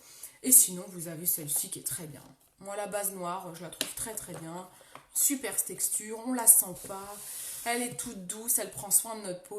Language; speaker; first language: French; native; French